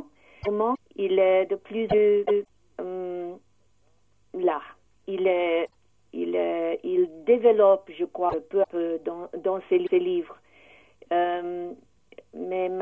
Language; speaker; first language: French; non-native, learner; English